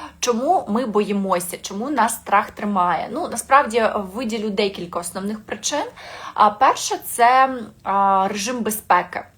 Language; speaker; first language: Ukrainian; non-native, local second language; Russian